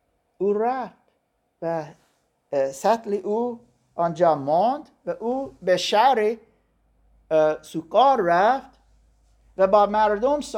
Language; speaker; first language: Persian; non-native, fluent; German